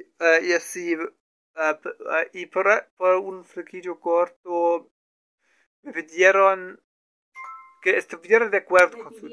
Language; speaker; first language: Spanish; non-native, learner; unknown